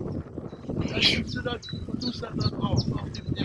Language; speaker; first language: German; native; German